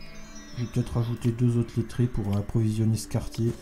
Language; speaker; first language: French; native; French